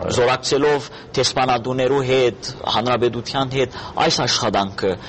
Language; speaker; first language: Armenian; early bilingual, heritage; Armenian